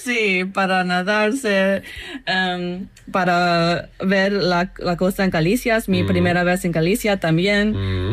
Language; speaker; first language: Spanish; non-native, learner; English